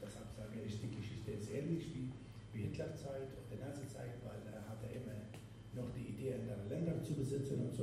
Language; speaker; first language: German; non-native, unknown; Arabic